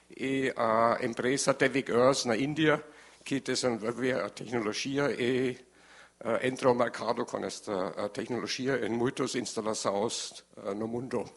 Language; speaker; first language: Portuguese; non-native, learner; German